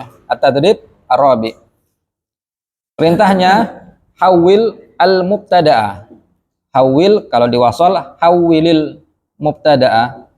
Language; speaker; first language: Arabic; non-native, fluent; Indonesian